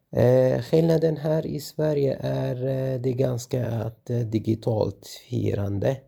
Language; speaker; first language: Swedish; non-native, learner; Arabic